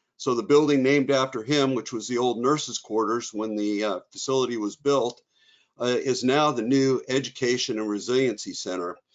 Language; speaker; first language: English; native; English